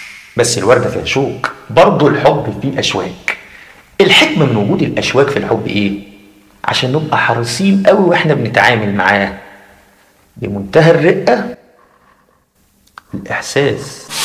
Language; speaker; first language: Arabic; native; Arabic